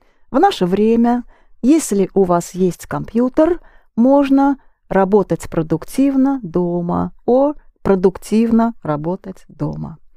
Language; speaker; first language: Russian; native; Russian